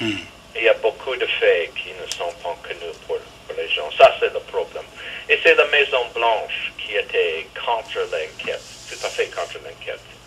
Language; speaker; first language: French; non-native, learner; English